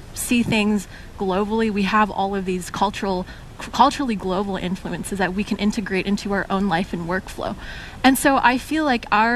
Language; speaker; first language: English; native; English